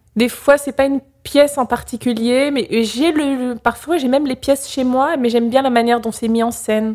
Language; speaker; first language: French; native; French